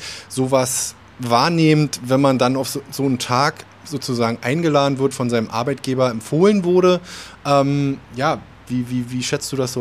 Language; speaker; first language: German; native; German